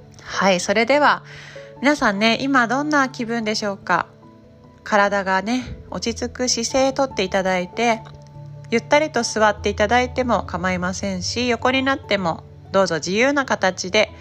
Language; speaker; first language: Japanese; native; Japanese